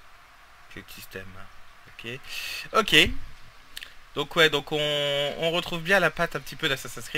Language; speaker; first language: French; native; French